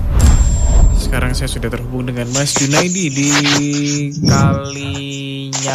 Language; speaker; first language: Indonesian; native; Indonesian